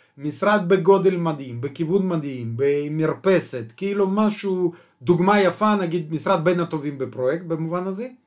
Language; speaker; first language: Hebrew; non-native, fluent; Russian